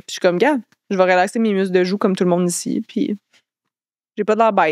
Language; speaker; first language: French; native; French